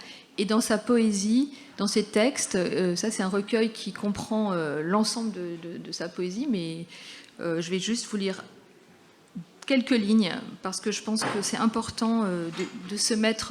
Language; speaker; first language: French; native; French